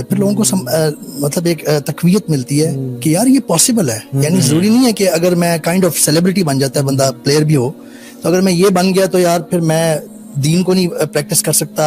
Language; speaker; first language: Urdu; native; Urdu